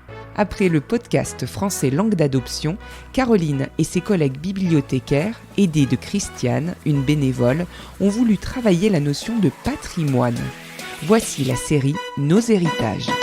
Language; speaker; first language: French; native; French